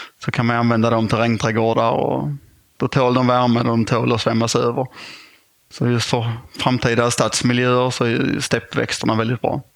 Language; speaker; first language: Swedish; native; Swedish